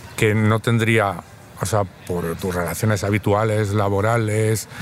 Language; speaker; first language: Spanish; native; Spanish